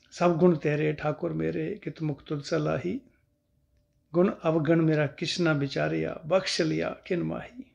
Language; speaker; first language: Hindi; non-native, local second language; Punjabi